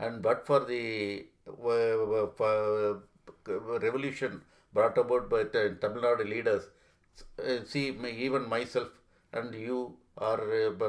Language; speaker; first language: English; non-native, local second language; Tamil